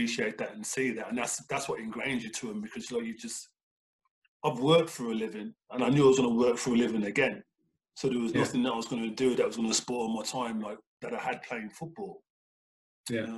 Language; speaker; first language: English; native; English